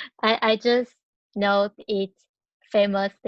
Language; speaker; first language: English; non-native, learner; Chinese